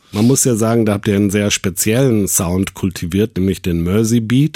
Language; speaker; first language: German; native; German